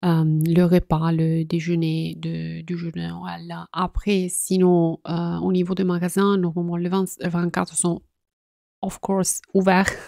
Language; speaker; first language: French; non-native, fluent; Italian